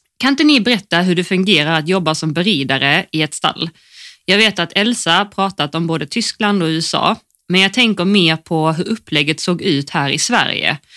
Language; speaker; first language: Swedish; native; Swedish